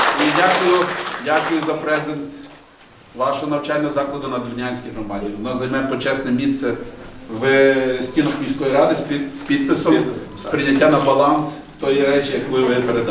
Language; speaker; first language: Ukrainian; native; Ukrainian